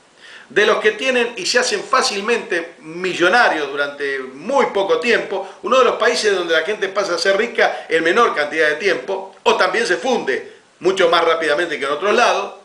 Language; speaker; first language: Spanish; native; Spanish